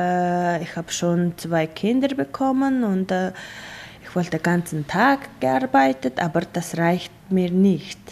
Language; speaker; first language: German; non-native, learner; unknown